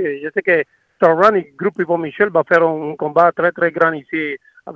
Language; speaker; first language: French; non-native, learner; Spanish